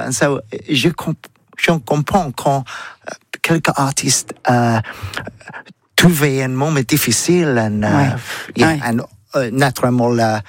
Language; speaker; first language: French; non-native, learner; English